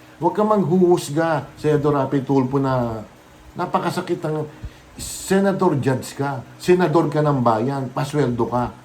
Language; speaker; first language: Filipino; non-native, local second language; Bikol